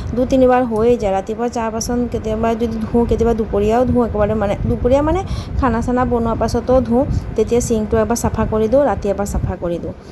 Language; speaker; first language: Assamese; native; Assamese